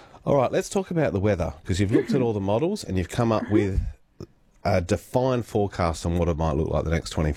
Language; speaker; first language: English; native; English